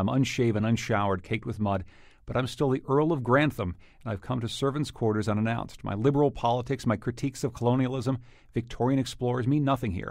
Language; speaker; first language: English; native; English